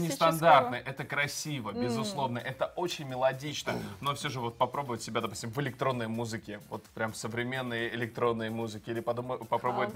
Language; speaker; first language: Russian; native; Russian